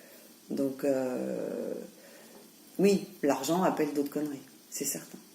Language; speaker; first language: French; native; French